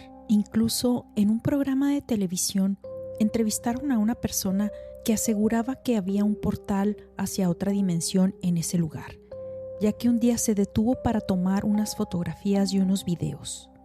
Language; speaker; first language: Spanish; native; Spanish